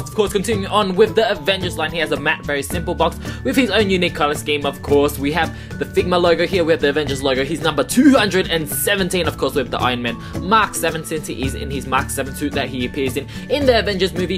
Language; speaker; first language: English; native; English